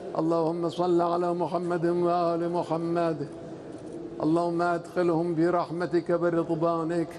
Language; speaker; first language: Arabic; non-native, fluent; Persian